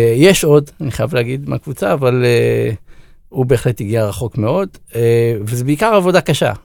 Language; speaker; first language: Hebrew; native; Hebrew